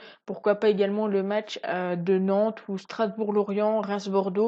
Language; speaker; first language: French; native; French